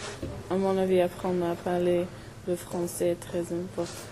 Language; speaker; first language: French; non-native, learner; English